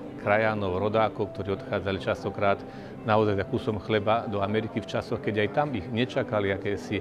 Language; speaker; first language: Slovak; native; Slovak